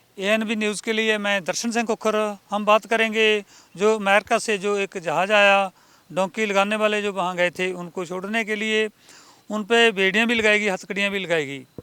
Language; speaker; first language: Hindi; non-native, local second language; Punjabi